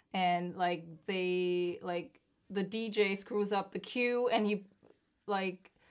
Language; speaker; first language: English; non-native, fluent; German